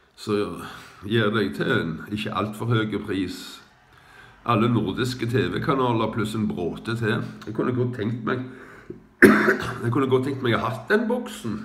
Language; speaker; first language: Norwegian; native; Norwegian